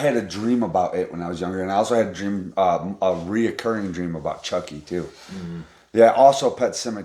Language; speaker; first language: English; native; English